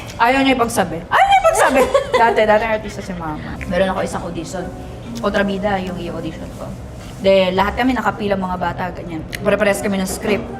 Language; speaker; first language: Filipino; native; Filipino